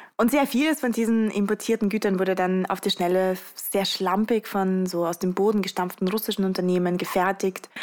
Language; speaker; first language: German; early bilingual, other home language; Russian